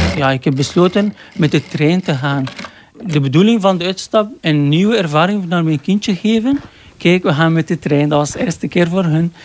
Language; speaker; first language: Dutch; non-native, learner; Arabic